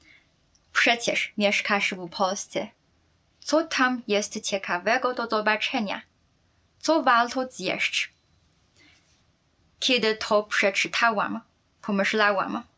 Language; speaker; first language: Polish; non-native, fluent; Chinese